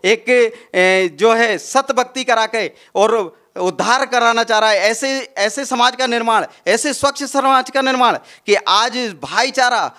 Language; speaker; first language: Hindi; native; Hindi